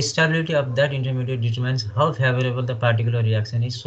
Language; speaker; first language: English; non-native, local second language; Nepali